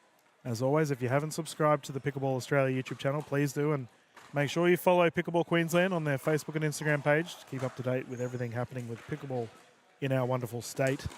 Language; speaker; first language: English; native; English